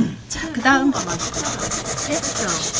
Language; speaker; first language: Korean; native; Korean